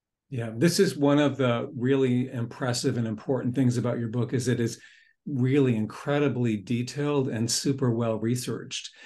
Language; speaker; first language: English; native; English